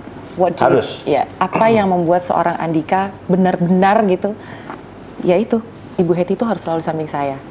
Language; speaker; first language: Indonesian; native; Indonesian